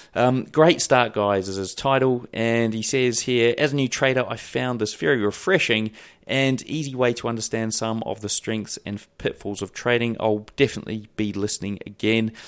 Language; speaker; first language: English; native; English